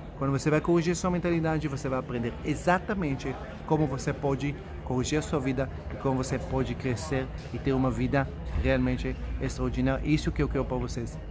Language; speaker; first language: Portuguese; non-native, fluent; Hebrew